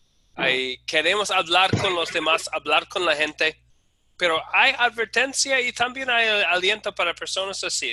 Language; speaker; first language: Spanish; non-native, fluent; English